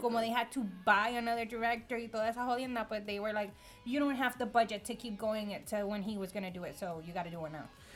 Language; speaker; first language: English; non-native, local second language; Spanish